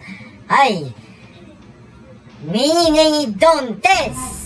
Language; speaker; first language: Japanese; native; Japanese